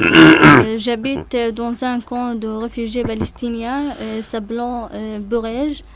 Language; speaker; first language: French; non-native, learner; Arabic